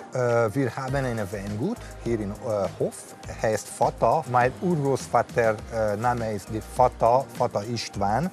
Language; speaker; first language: German; non-native, learner; Hungarian